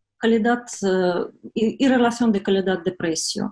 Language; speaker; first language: Spanish; non-native, fluent; Russian